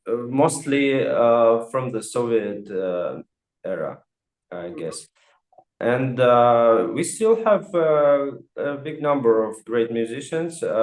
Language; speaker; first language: English; non-native, fluent; Russian